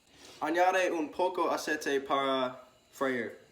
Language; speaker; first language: Spanish; non-native, learner; English